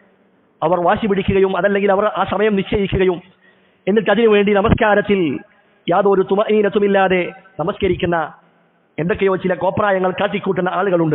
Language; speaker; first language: Malayalam; native; Malayalam